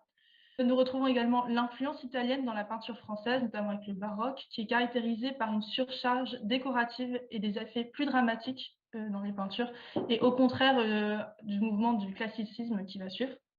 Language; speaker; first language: French; native; French